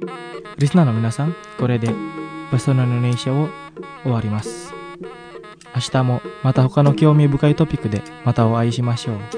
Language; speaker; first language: Japanese; non-native, fluent; Indonesian